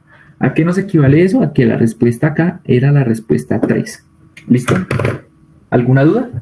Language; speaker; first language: Spanish; native; Spanish